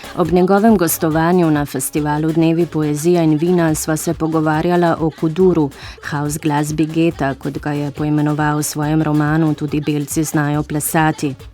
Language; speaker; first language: Slovenian; native; Slovenian